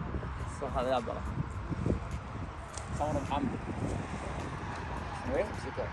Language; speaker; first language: Arabic; native; Arabic